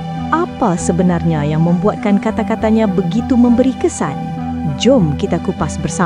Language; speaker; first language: Malay; native; Malay